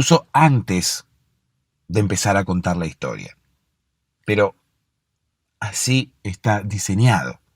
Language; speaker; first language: Spanish; native; Spanish